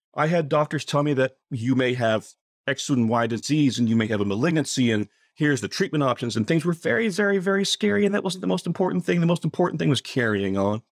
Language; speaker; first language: English; native; English